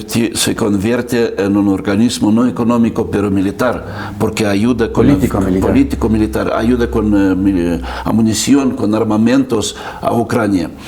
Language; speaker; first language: Spanish; non-native, fluent; Russian